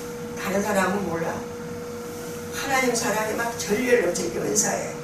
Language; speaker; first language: Korean; native; Korean